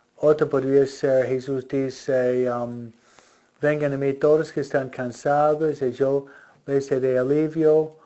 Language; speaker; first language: Spanish; non-native, fluent; English